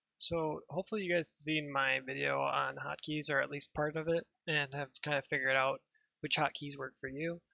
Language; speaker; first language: English; native; English